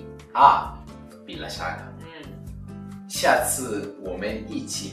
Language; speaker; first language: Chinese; non-native, learner; Swahili